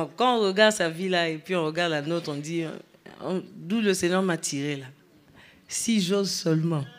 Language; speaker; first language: French; non-native, local second language; Lingala